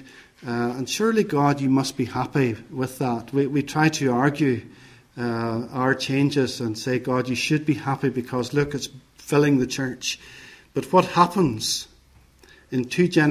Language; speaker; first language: English; native; English